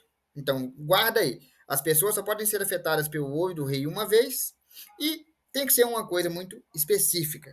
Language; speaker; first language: Portuguese; native; Portuguese